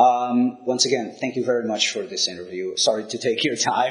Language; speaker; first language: English; non-native, fluent; Portuguese